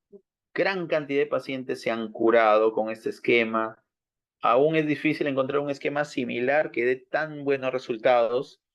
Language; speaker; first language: Spanish; native; Spanish